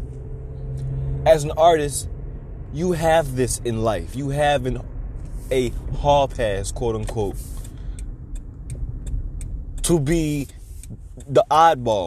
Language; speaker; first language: English; native; English